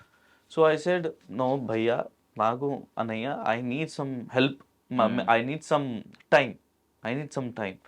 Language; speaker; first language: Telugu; non-native, local second language; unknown